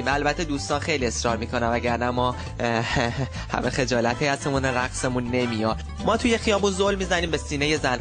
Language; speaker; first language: Persian; native; Persian